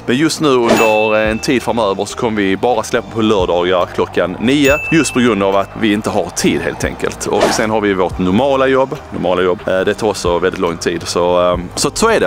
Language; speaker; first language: Swedish; native; Swedish